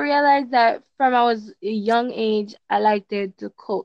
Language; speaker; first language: English; non-native, local second language; Jamaican Creole English